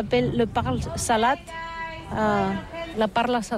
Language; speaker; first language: French; non-native, learner; Catalan